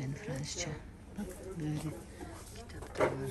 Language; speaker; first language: Turkish; non-native, learner; Russian